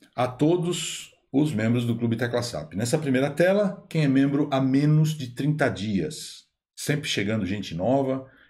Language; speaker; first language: Portuguese; native; Portuguese